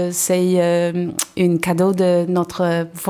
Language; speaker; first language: French; non-native, learner; English